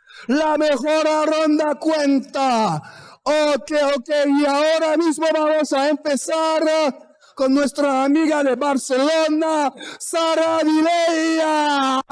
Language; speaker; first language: Spanish; non-native, learner; French